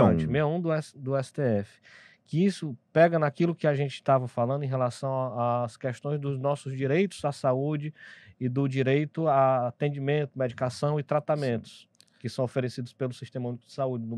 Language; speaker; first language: Portuguese; native; Portuguese